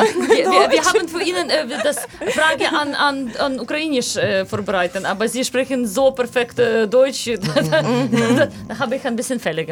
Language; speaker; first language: German; non-native, learner; Ukrainian